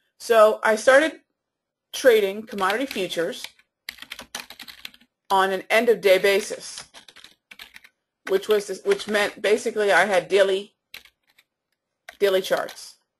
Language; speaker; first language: English; native; English